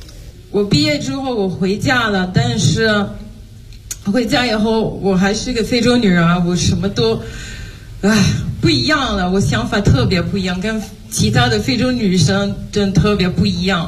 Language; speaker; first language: Chinese; non-native, fluent; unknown